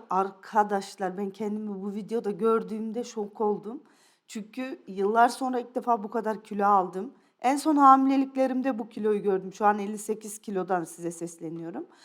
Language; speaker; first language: Turkish; early bilingual, other home language; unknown